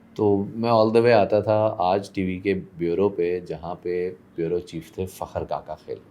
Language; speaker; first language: Urdu; non-native, local second language; Persian